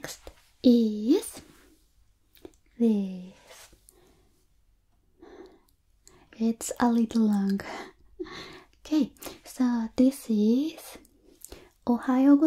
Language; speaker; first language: English; non-native, fluent; Spanish